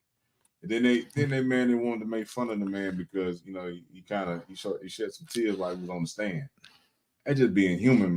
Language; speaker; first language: English; native; English